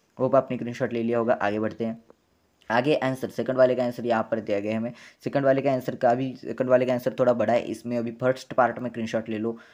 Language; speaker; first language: Hindi; non-native, local second language; Marathi